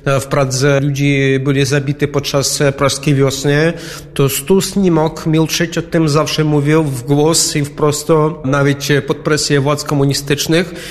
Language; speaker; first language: Polish; non-native, fluent; Ukrainian